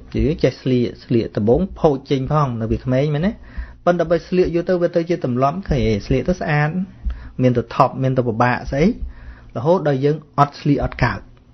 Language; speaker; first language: Khmer; native; Khmer